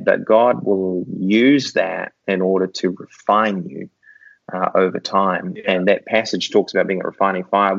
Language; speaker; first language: English; native; English